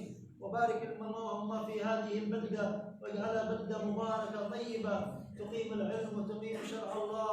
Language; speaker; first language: Arabic; native; Arabic